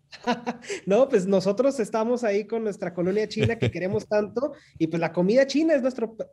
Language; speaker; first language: Spanish; native; Spanish